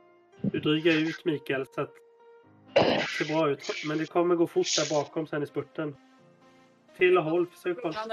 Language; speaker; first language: Swedish; native; Swedish